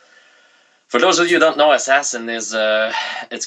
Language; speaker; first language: English; non-native, fluent; French